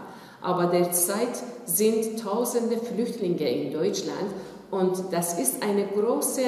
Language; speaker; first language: German; non-native, fluent; Persian